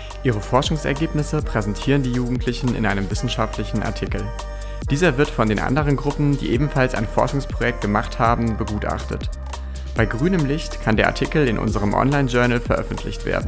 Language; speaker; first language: German; native; German